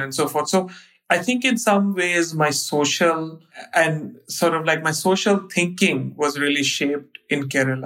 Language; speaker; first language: English; non-native, local second language; Hindi